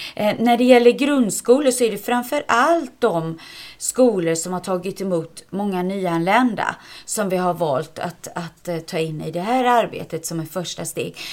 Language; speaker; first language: Swedish; native; Swedish